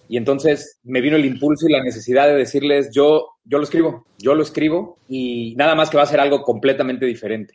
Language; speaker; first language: Spanish; native; Spanish